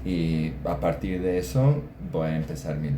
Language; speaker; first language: Spanish; non-native, fluent; English